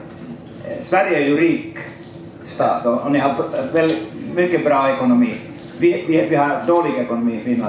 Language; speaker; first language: Swedish; non-native, fluent; Finnish